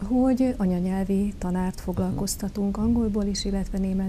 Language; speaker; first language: Hungarian; native; Hungarian